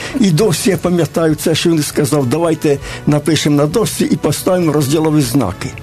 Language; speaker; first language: Ukrainian; native; Ukrainian